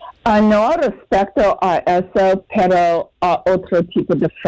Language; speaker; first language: Spanish; non-native, fluent; English